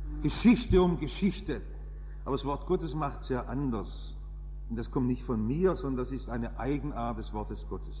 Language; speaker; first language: German; native; German